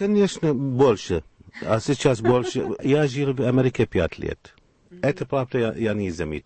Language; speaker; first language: Russian; non-native, learner; Arabic